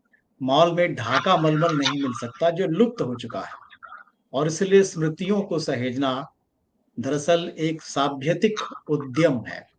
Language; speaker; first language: Hindi; native; Hindi